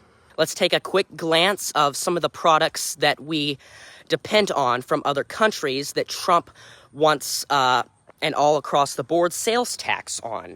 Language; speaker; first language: English; native; English